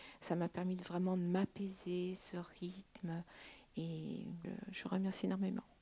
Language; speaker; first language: French; native; French